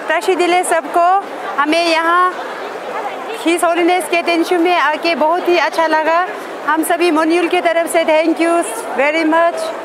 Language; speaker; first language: Hindi; non-native, local second language; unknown